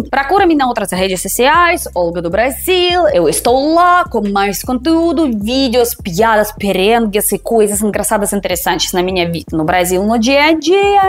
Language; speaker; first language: Portuguese; non-native, fluent; Russian